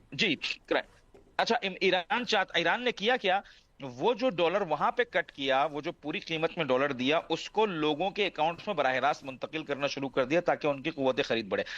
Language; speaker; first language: Urdu; non-native, local second language; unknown